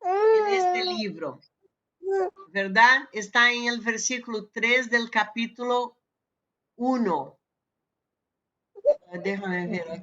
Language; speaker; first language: Spanish; non-native, fluent; Portuguese